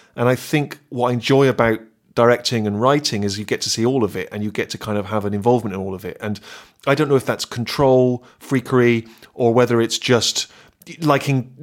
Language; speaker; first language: English; native; English